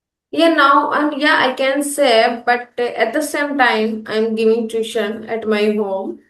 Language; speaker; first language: English; non-native, local second language; Hindi